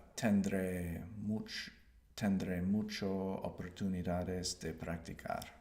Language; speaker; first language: Spanish; non-native, learner; English